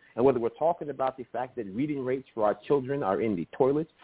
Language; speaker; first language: English; native; English